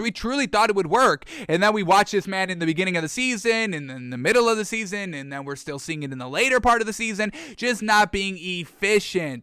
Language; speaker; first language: English; native; English